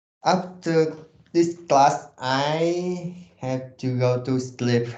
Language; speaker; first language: English; non-native, learner; Vietnamese